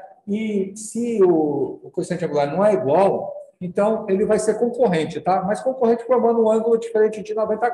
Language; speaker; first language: Portuguese; native; Portuguese